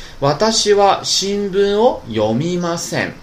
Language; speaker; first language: Japanese; non-native, fluent; Chinese